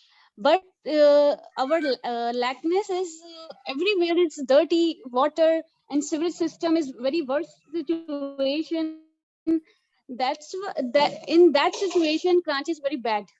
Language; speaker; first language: English; non-native, local second language; Urdu